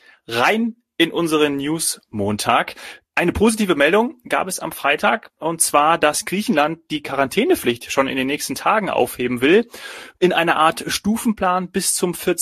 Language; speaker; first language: German; native; German